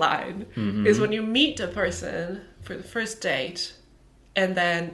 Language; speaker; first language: English; non-native, fluent; Polish